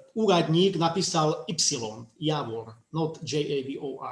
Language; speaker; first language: English; non-native, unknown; Slovak